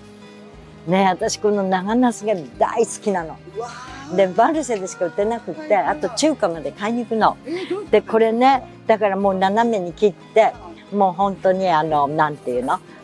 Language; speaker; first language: Japanese; native; Japanese